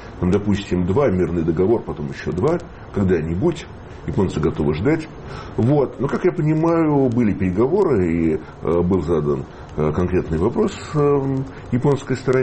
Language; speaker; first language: Russian; native; Russian